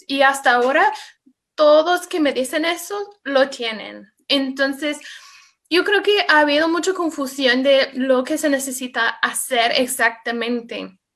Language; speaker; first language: Spanish; non-native, fluent; English